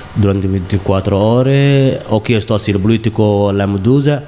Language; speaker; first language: Italian; non-native, learner; Somali